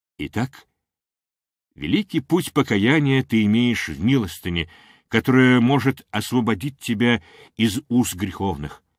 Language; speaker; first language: Russian; non-native, local second language; Armenian